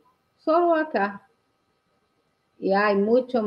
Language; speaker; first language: Portuguese; non-native, learner; Spanish